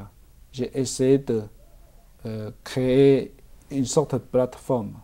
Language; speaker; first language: French; non-native, fluent; Chinese